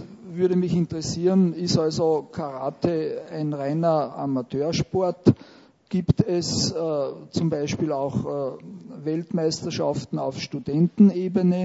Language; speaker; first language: German; native; German